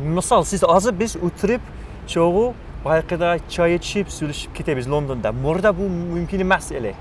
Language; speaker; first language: Kyrgyz; non-native, fluent; English